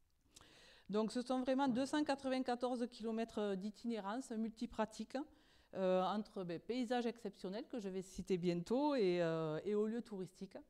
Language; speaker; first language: French; native; French